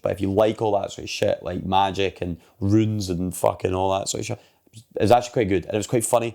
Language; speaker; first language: English; native; English